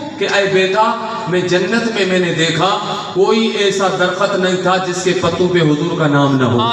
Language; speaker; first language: Urdu; non-native, local second language; Sindhi